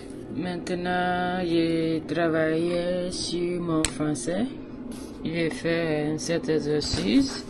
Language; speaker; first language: French; non-native, learner; English